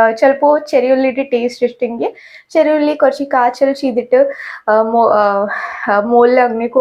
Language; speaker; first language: Malayalam; non-native, local second language; Hindi